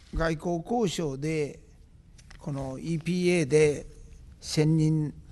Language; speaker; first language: Japanese; native; Japanese